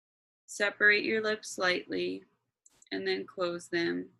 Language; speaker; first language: English; native; English